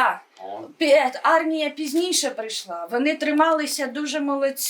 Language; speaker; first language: Ukrainian; native; Ukrainian